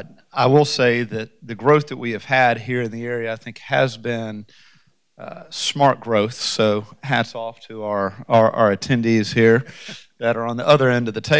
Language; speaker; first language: English; native; English